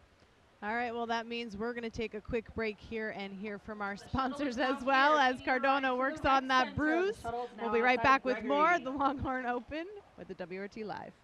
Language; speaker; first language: English; native; English